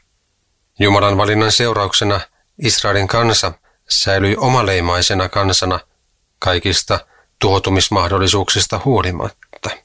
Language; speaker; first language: Finnish; native; Finnish